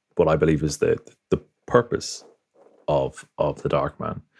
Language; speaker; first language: English; native; English